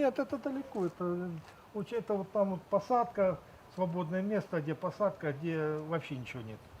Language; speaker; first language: Russian; native; Russian